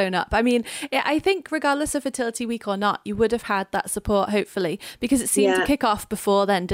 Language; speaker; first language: English; native; English